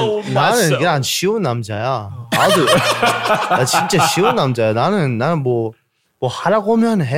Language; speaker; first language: Korean; early bilingual, heritage; English